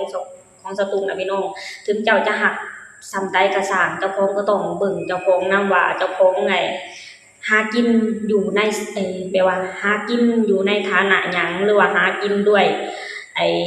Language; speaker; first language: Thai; non-native, local second language; Northeastern Thai